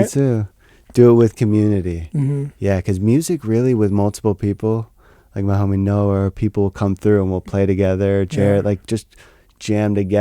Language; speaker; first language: English; native; English